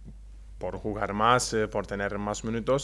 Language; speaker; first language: Spanish; non-native, learner; Turkish